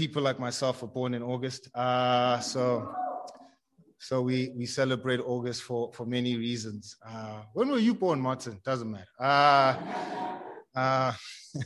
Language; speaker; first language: English; non-native, local second language; Zulu